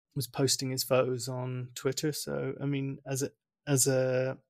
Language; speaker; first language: English; early bilingual, other home language; German